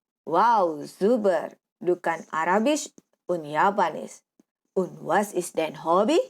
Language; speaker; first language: German; non-native, fluent; Indonesian